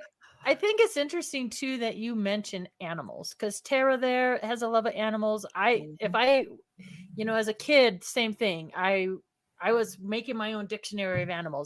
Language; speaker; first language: English; native; English